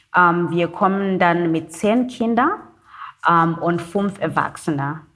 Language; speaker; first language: German; non-native, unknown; Xhosa